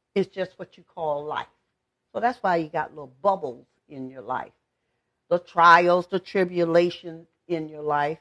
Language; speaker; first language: English; native; English